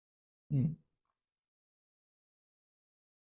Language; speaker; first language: Spanish; native; Spanish